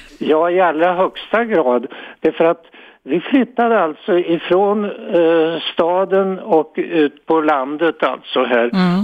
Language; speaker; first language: Swedish; native; Swedish